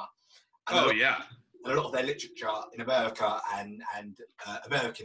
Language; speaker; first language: English; native; English